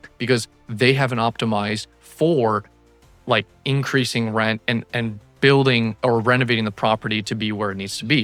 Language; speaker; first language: English; native; English